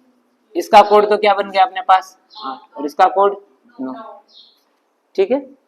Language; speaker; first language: Hindi; native; Hindi